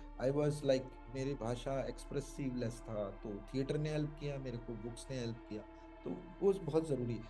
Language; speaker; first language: Hindi; non-native, local second language; Malayalam